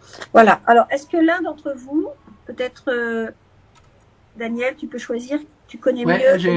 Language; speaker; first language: French; native; French